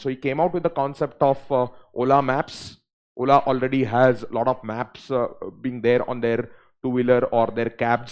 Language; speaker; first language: English; non-native, local second language; Hindi